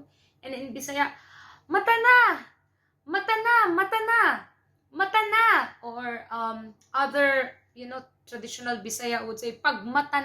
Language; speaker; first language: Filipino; non-native, local second language; Cebuano